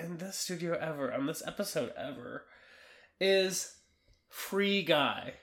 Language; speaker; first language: English; native; English